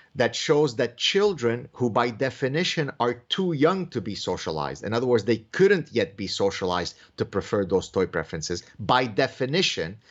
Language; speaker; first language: English; early bilingual, other home language; Arabic